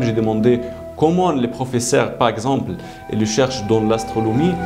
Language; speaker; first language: French; non-native, learner; Arabic